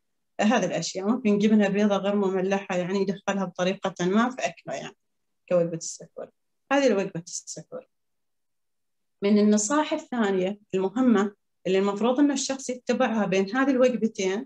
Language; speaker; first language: Arabic; native; Arabic